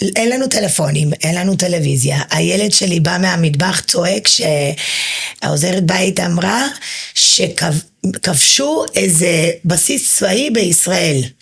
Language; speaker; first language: Hebrew; early bilingual, heritage; Hebrew